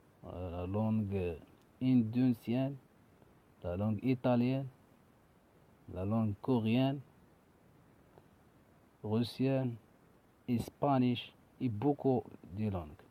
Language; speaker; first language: French; non-native, learner; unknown